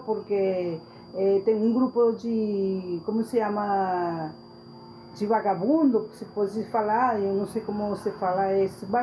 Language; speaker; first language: Portuguese; non-native, fluent; Spanish